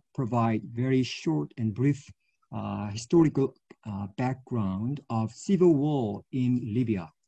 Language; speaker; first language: English; non-native, fluent; Korean